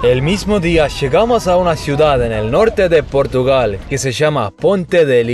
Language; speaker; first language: Spanish; non-native, fluent; Estonian